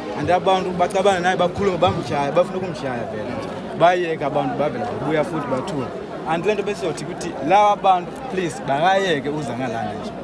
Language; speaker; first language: Zulu; non-native, fluent; Nyanja